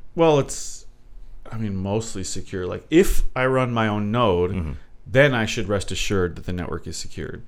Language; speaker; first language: English; early bilingual, other home language; Portuguese